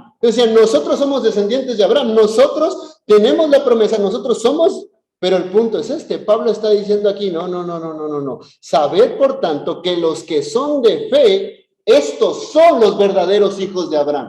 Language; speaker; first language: Spanish; native; Spanish